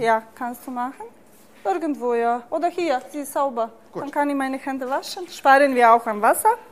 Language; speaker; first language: German; non-native, fluent; Serbian